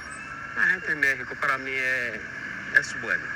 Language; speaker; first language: Spanish; non-native, learner; Haitian Creole